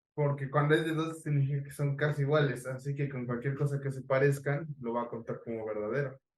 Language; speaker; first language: Spanish; native; Spanish